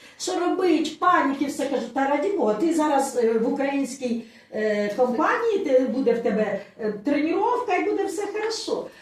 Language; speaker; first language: Ukrainian; non-native, local second language; Russian